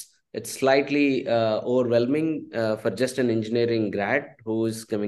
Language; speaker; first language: English; non-native, local second language; Telugu